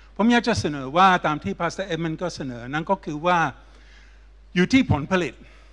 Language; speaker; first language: Thai; non-native, fluent; English